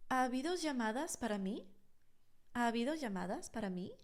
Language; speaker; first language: Spanish; non-native, fluent; English